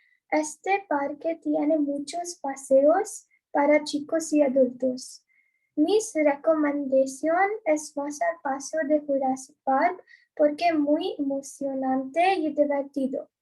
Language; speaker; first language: Spanish; non-native, learner; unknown